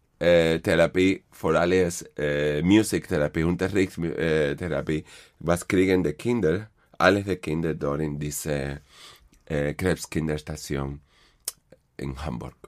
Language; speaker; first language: German; non-native, fluent; Spanish